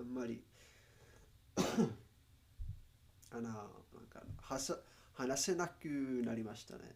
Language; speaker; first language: Japanese; non-native, learner; Spanish